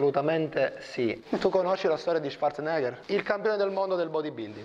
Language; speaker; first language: Italian; native; Italian